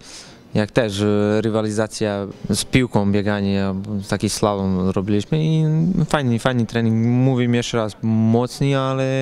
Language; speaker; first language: Polish; non-native, learner; Serbian